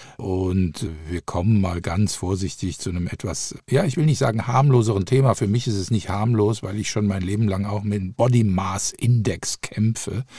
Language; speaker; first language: German; native; German